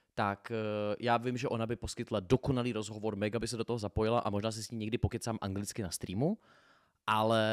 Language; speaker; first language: Czech; non-native, fluent; Russian